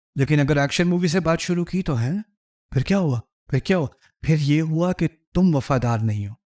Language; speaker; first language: Urdu; early bilingual, heritage; Urdu